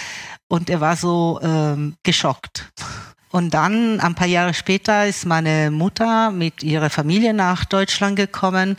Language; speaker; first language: German; early bilingual, other home language; Italian